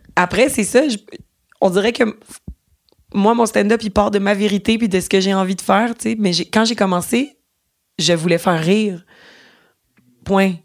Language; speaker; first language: French; native; French